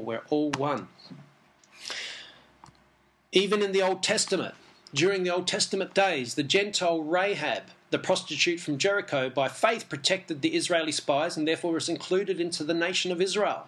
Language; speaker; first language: English; native; English